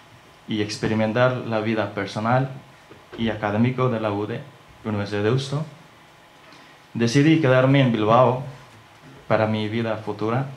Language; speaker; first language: Spanish; non-native, learner; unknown